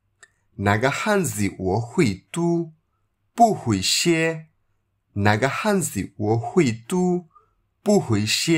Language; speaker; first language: Chinese; non-native, fluent; Bangla